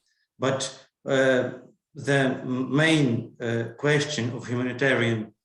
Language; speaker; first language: English; non-native, learner; Ukrainian